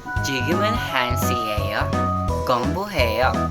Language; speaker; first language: Korean; non-native, learner; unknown